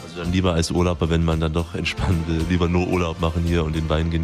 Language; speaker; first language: German; native; German